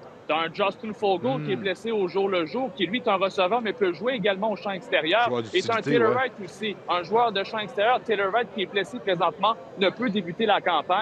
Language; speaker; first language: French; native; French